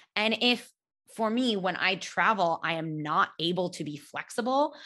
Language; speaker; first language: English; native; English